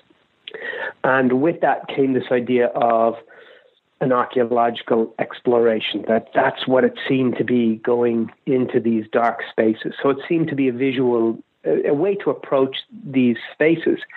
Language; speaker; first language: English; native; English